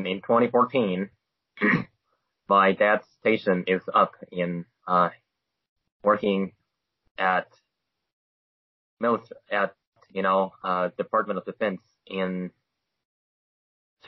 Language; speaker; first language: English; non-native, fluent; Chinese